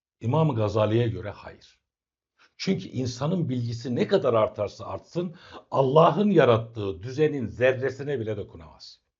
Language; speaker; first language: Turkish; native; Turkish